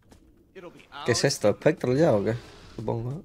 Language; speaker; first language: Spanish; native; Spanish